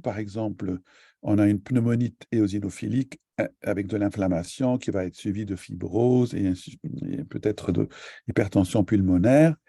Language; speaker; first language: French; native; French